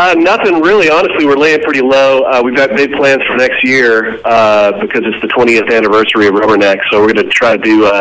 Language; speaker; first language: English; native; English